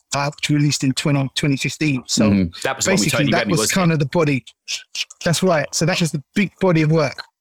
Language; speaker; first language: English; native; English